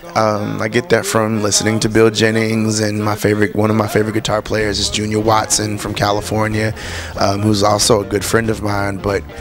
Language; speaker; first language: English; native; English